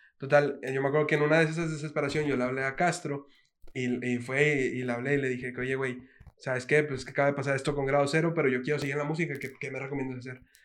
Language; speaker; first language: Spanish; native; Spanish